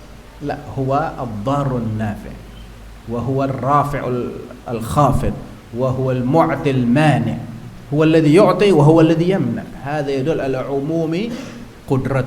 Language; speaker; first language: Arabic; non-native, fluent; Indonesian